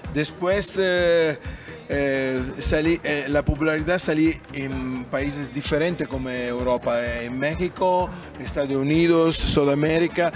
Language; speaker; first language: Spanish; non-native, learner; Italian